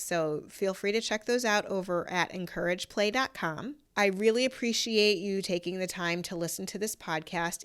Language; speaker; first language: English; native; English